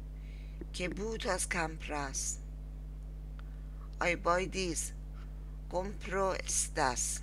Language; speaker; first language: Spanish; non-native, learner; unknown